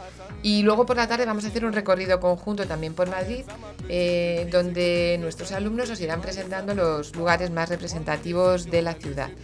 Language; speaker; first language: Spanish; native; Spanish